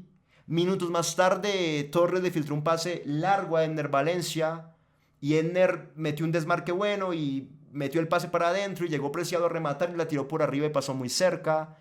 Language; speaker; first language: Spanish; native; Spanish